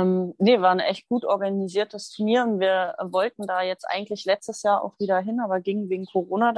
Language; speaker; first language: German; native; German